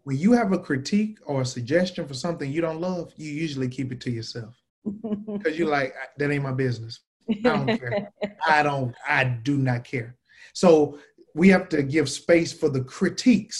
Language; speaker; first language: English; native; English